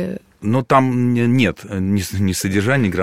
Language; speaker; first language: Russian; native; Russian